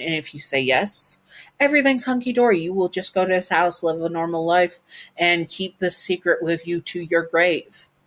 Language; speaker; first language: English; native; English